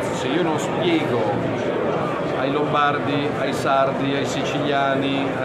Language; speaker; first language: Italian; native; Italian